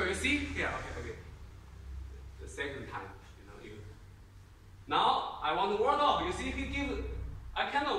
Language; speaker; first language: English; non-native, learner; Chinese